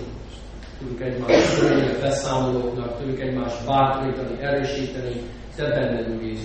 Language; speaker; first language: Hungarian; non-native, fluent; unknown